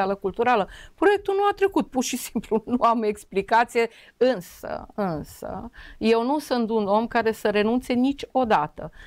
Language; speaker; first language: Romanian; non-native, local second language; Serbian